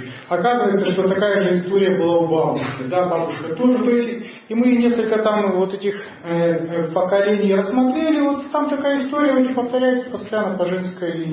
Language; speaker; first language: Russian; native; Russian